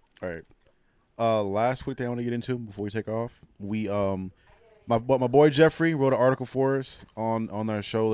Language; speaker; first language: English; native; English